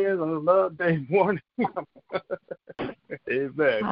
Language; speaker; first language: English; native; English